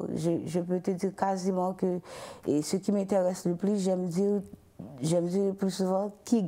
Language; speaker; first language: French; non-native, local second language; Haitian Creole